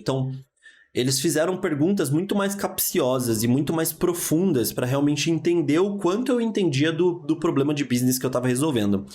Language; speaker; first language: Portuguese; native; Portuguese